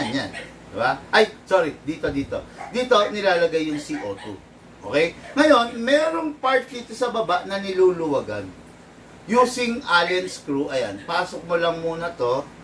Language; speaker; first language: Filipino; native; Filipino